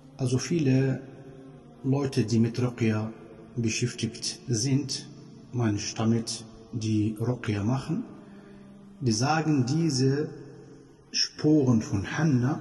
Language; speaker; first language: German; non-native, fluent; Arabic